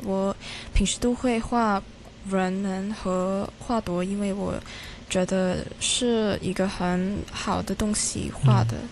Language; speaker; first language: Chinese; non-native, learner; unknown